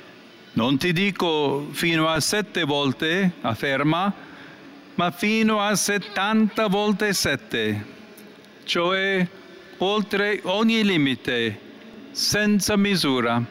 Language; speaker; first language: Italian; non-native, fluent; English